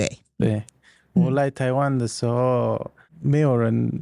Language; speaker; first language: Chinese; non-native, learner; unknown